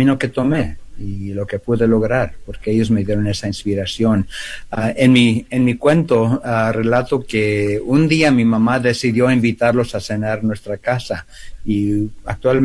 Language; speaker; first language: Spanish; early bilingual, heritage; Spanish